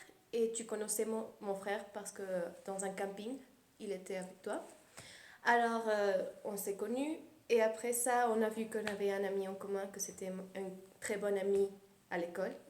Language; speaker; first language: French; early bilingual, heritage; Spanish